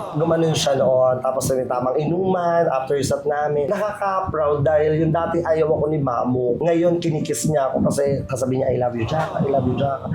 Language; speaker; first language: Filipino; native; Filipino